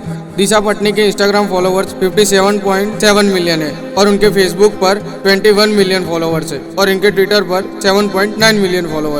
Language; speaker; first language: Hindi; native; Hindi